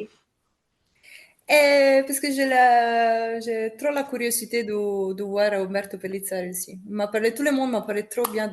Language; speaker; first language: French; non-native, fluent; Italian